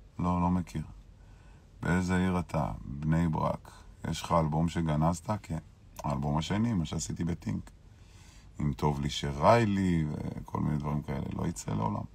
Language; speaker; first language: Hebrew; native; Hebrew